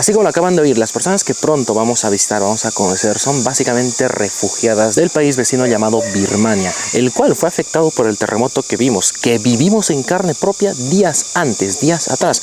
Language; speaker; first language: Spanish; native; Spanish